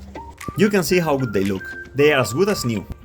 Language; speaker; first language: English; non-native, fluent; Spanish